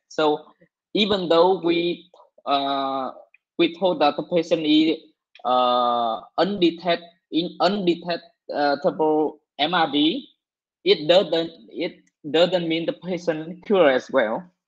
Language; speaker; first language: English; non-native, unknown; Vietnamese